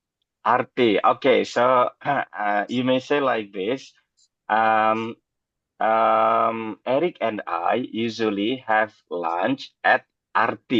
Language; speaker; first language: English; non-native, fluent; Indonesian